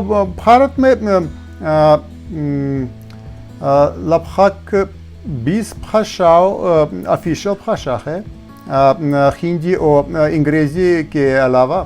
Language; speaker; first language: Hindi; non-native, learner; Russian